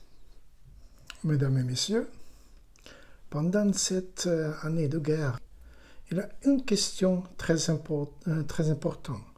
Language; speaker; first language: French; non-native, learner; Ukrainian